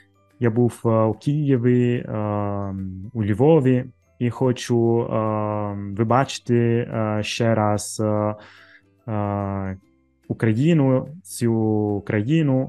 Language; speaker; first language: Ukrainian; non-native, learner; Italian